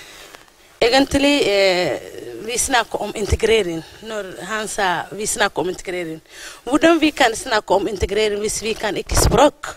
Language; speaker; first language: Norwegian; non-native, learner; Somali